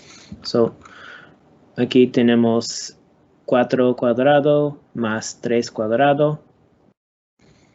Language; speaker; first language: Spanish; non-native, learner; English